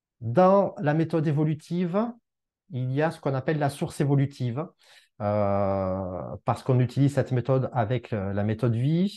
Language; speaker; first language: French; native; French